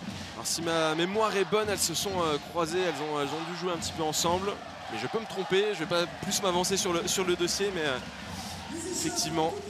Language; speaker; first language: French; native; French